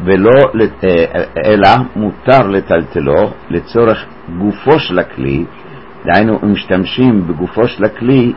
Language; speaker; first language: Hebrew; native; Hebrew